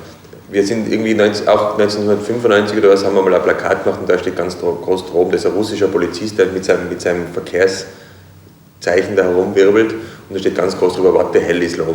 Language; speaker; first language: German; native; German